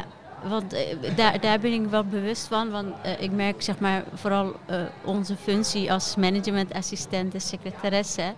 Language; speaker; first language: Dutch; non-native, fluent; Persian